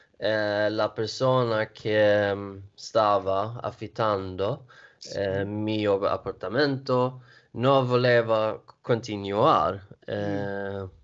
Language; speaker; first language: Italian; non-native, learner; Swedish